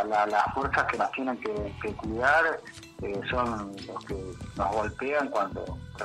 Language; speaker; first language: Spanish; native; Spanish